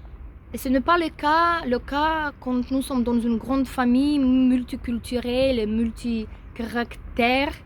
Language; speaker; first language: French; non-native, fluent; Russian